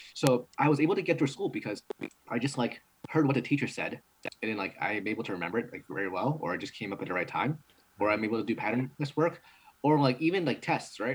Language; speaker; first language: English; early bilingual, other home language; Cantonese